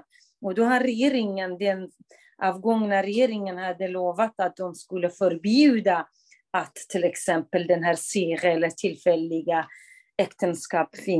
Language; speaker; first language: Swedish; non-native, fluent; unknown